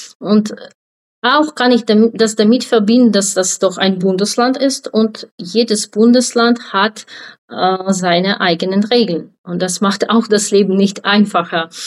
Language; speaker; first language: German; non-native, fluent; Ukrainian